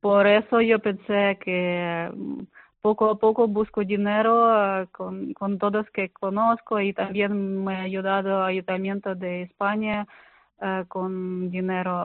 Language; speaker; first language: Spanish; non-native, learner; Ukrainian